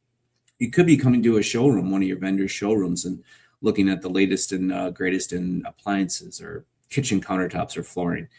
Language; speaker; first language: English; native; English